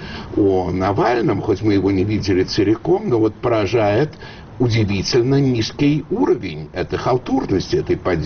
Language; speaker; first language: Russian; native; Russian